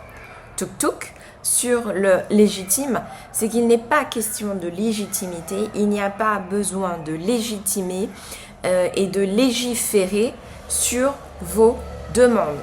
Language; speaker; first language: French; native; French